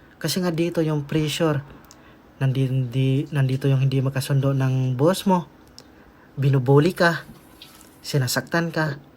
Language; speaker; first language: Filipino; native; Filipino